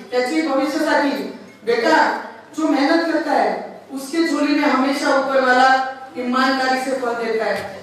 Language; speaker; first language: Hindi; non-native, local second language; Marathi